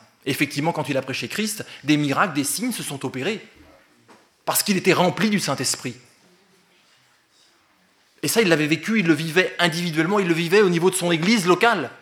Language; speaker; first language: French; native; French